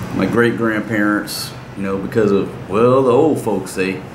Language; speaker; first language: English; native; English